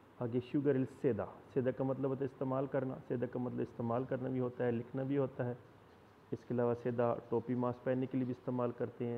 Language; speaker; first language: Urdu; non-native, local second language; Punjabi